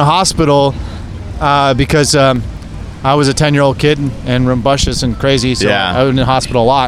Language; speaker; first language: English; native; English